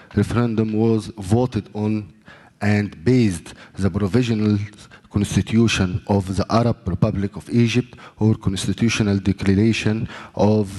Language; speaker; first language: English; non-native, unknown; Arabic